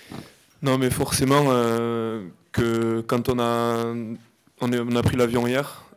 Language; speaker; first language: French; native; French